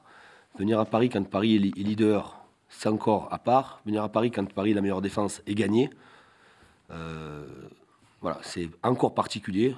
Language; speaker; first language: French; native; French